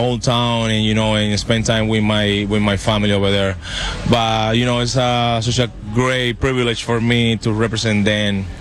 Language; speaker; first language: English; non-native, learner; Spanish